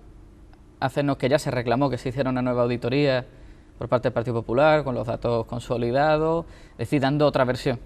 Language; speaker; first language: Spanish; native; Spanish